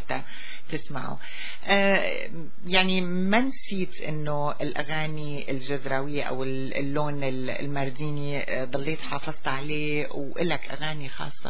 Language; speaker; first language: Arabic; native; Arabic